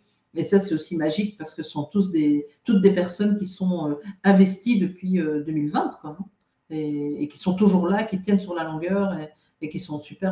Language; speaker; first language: French; native; French